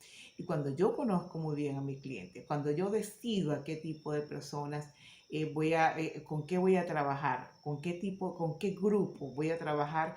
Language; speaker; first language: Spanish; native; Spanish